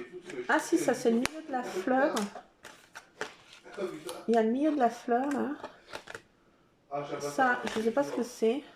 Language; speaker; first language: French; native; French